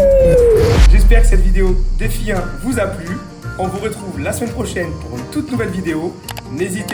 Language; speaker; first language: French; native; French